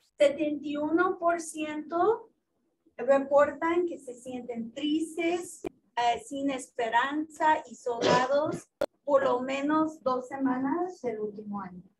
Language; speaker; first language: Spanish; non-native, fluent; English